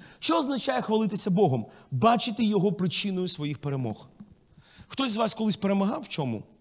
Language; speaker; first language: Ukrainian; non-native, local second language; Russian